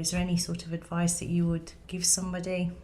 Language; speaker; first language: English; native; English